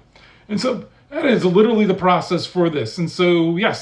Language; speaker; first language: English; native; English